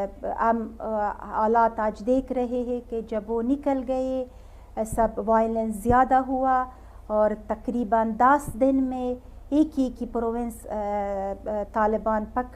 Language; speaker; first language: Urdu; non-native, fluent; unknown